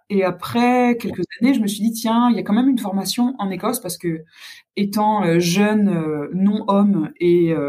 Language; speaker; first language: French; native; French